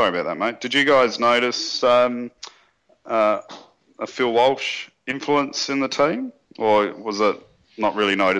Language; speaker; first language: English; native; English